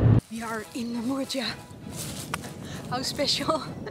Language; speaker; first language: English; non-native, fluent; Dutch